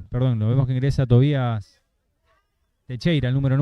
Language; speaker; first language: Spanish; native; Spanish